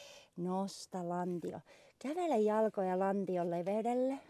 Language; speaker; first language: Finnish; native; Finnish